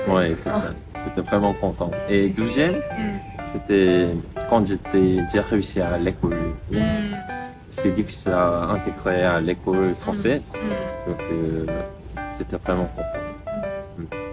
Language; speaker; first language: French; non-native, learner; Korean